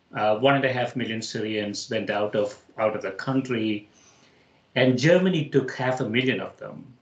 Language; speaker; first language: English; non-native, local second language; Malayalam